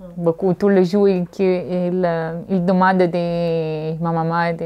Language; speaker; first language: French; non-native, learner; Italian